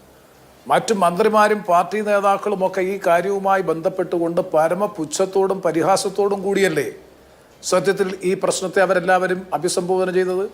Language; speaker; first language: Malayalam; native; Malayalam